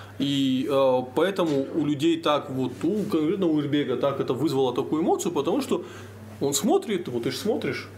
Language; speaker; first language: Russian; native; Russian